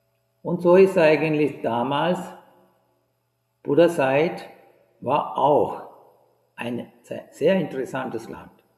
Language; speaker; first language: German; non-native, fluent; Sinhala